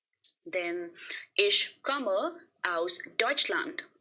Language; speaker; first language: German; non-native, fluent; Hindi